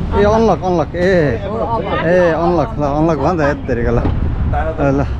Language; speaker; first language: Nepali; native; Nepali